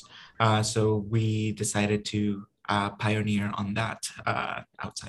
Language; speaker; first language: English; non-native, fluent; Spanish